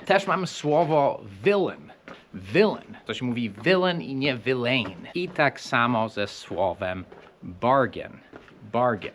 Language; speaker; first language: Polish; non-native, fluent; English